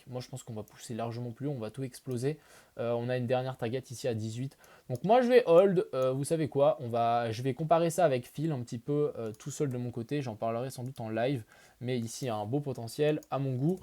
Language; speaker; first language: French; native; French